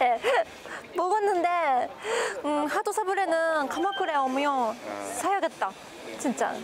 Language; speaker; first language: Korean; non-native, learner; Japanese